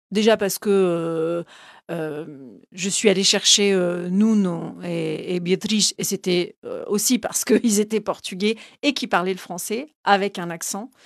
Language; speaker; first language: French; native; French